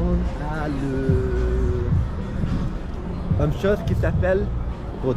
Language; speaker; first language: French; non-native, learner; Spanish